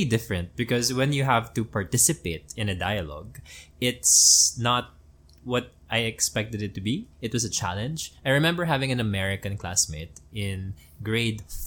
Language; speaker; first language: English; non-native, local second language; Filipino